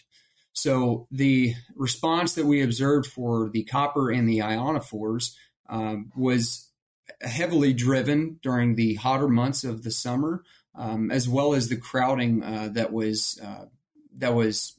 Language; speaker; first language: English; native; English